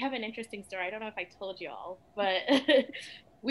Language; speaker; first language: English; early bilingual, other home language; Krio